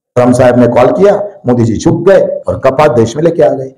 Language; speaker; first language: Hindi; non-native, local second language; Marathi